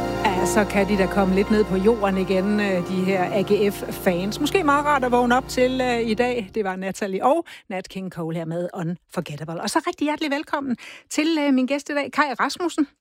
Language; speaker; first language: Danish; native; Danish